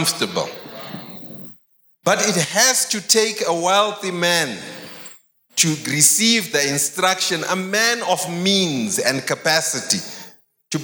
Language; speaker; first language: English; non-native, local second language; Shona